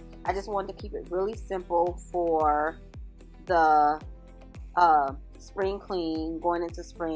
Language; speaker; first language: English; native; English